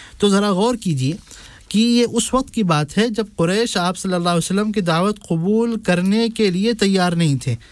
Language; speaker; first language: Urdu; native; Urdu